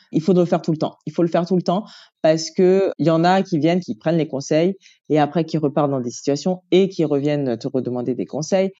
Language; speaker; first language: French; native; French